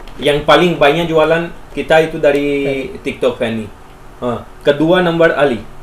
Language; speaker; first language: Indonesian; non-native, fluent; Urdu